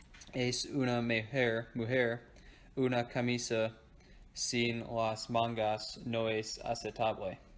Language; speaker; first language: Spanish; non-native, learner; English